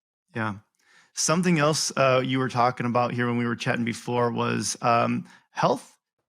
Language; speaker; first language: English; native; English